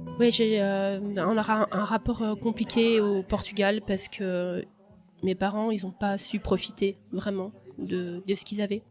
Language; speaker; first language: French; early bilingual, other home language; Portuguese